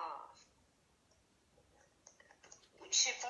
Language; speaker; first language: French; non-native, learner; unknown